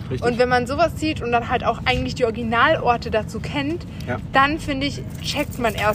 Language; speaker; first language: German; native; German